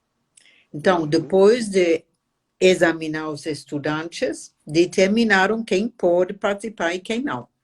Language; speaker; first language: Portuguese; non-native, fluent; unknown